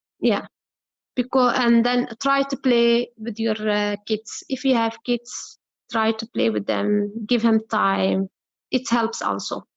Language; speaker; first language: English; non-native, learner; Arabic